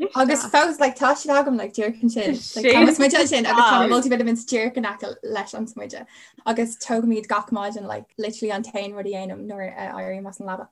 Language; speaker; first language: Irish; non-native, local second language; English